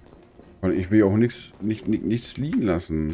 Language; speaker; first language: German; native; German